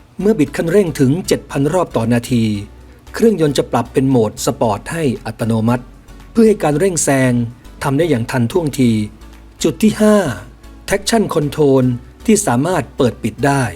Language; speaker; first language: Thai; native; Thai